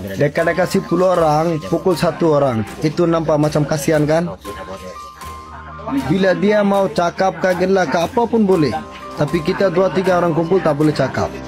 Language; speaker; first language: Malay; non-native, learner; Bangla